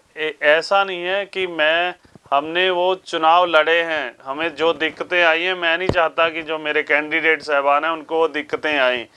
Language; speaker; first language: Hindi; non-native, local second language; Punjabi